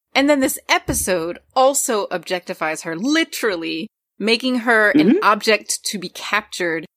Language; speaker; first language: English; native; English